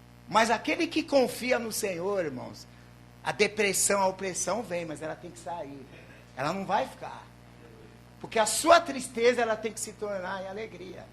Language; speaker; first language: Portuguese; native; Portuguese